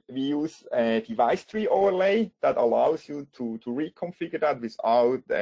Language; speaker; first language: English; non-native, fluent; German